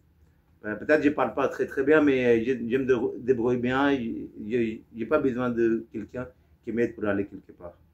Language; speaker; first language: French; non-native, fluent; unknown